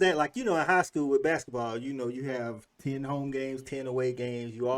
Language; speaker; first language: English; native; English